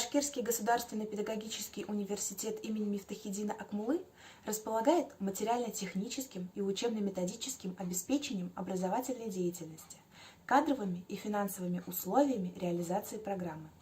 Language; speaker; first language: Russian; native; Russian